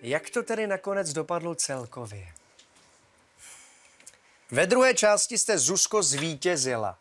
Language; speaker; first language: Czech; native; Czech